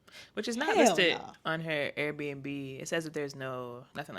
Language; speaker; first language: English; native; English